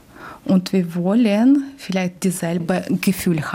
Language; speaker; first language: German; non-native, learner; Ukrainian